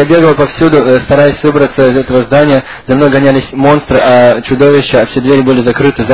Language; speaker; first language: Russian; native; Russian